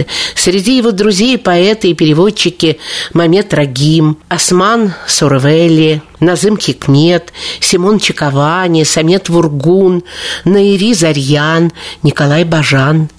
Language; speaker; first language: Russian; native; Russian